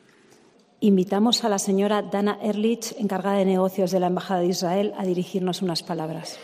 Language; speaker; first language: Spanish; native; Spanish